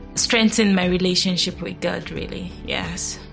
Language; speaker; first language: English; non-native, local second language; Yoruba